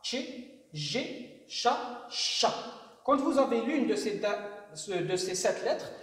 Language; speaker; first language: French; non-native, local second language; Arabic